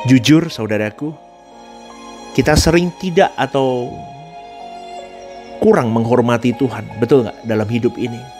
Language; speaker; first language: Indonesian; native; Indonesian